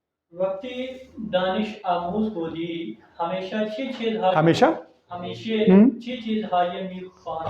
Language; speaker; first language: Persian; non-native, learner; Urdu